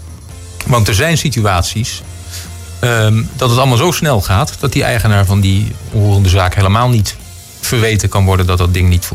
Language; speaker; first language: Dutch; native; Dutch